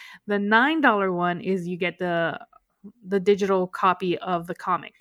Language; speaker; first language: English; native; English